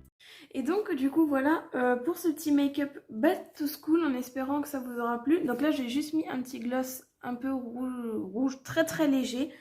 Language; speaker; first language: French; native; French